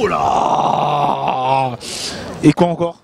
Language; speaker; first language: French; native; French